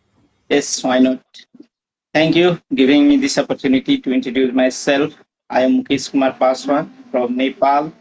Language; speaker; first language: English; non-native, learner; Maithili